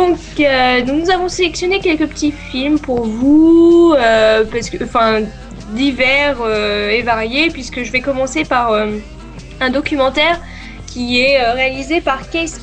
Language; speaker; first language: French; native; French